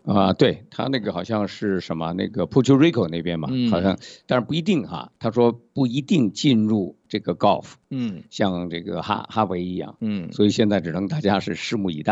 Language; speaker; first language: Chinese; native; Chinese